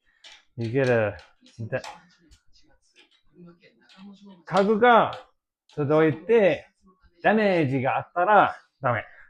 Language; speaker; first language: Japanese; non-native, learner; English